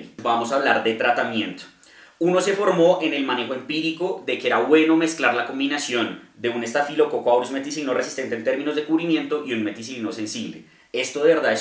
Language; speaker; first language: Spanish; native; Spanish